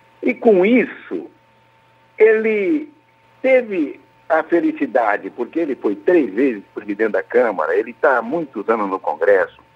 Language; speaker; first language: Portuguese; native; Portuguese